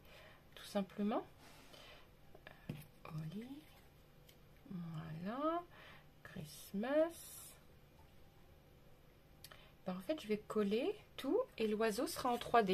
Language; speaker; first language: French; native; French